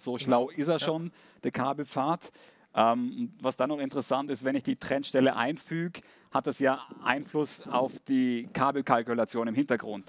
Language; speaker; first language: German; native; German